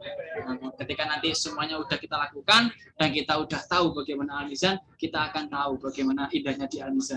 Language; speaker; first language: Indonesian; native; Indonesian